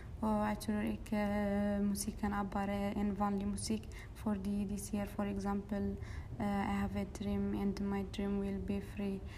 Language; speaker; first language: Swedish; non-native, learner; Norwegian